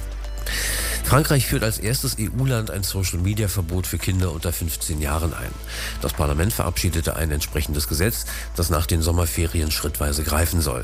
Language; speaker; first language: German; native; German